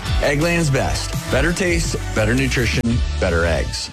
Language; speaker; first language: English; native; English